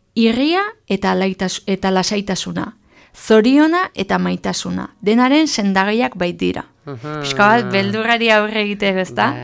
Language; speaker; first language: Basque; native; Basque